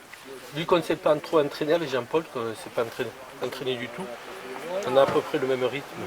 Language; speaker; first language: French; native; French